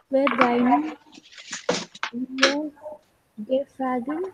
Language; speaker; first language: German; non-native, learner; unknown